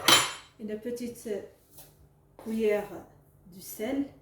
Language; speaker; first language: French; non-native, local second language; Arabic